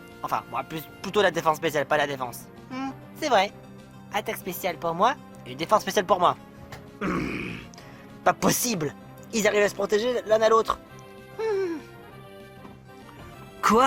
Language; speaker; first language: French; native; French